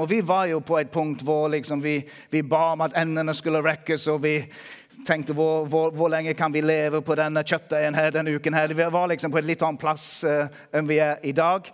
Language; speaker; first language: Norwegian; non-native, fluent; English